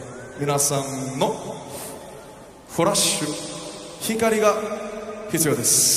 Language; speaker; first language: Japanese; non-native, learner; Korean